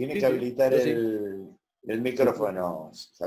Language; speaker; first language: Spanish; native; Spanish